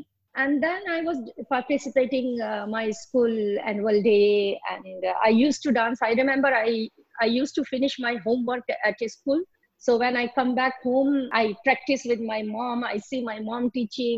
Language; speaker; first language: English; non-native, local second language; Hindi